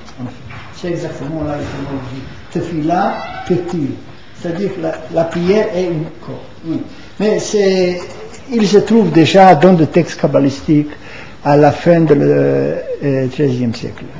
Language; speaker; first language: French; non-native, fluent; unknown